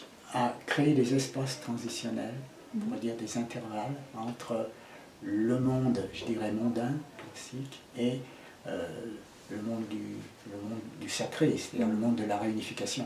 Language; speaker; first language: French; native; French